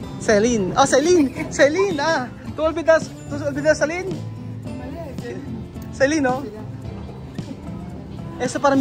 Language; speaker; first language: Spanish; non-native, learner; Filipino